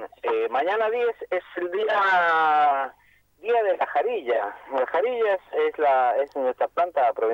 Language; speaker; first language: Spanish; native; Spanish